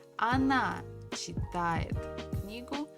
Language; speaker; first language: Russian; non-native, fluent; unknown